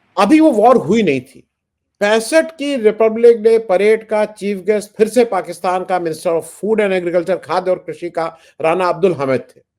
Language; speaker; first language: Hindi; native; Hindi